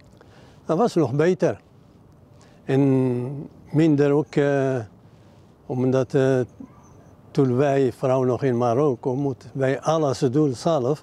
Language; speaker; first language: Dutch; non-native, learner; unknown